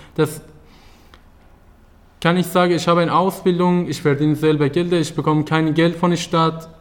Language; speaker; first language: German; non-native, learner; Persian